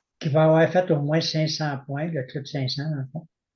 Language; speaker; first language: French; native; French